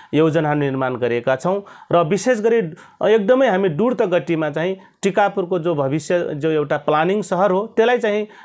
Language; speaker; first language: Nepali; non-native, local second language; Rana Tharu